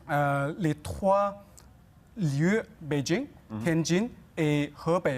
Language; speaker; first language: French; non-native, fluent; Chinese